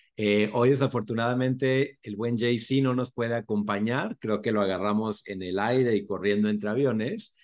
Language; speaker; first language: Spanish; native; Spanish